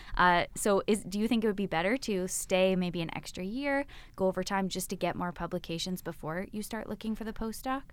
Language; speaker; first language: English; native; English